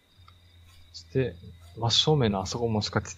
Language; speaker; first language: Japanese; native; Japanese